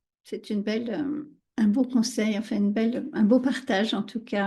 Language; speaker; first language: French; native; French